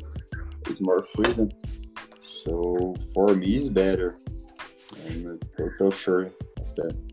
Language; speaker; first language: English; non-native, learner; Portuguese